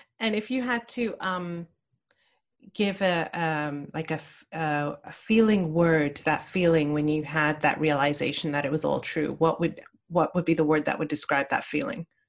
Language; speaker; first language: English; native; English